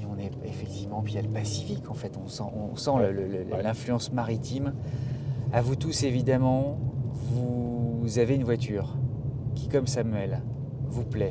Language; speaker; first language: French; native; French